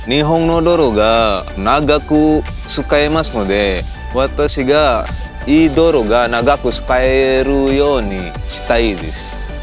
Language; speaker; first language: Japanese; non-native, learner; Indonesian